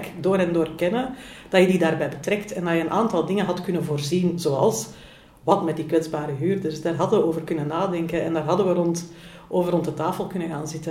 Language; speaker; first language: Dutch; native; Dutch